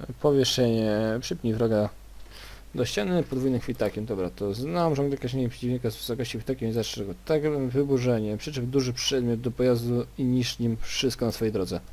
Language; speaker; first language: Polish; native; Polish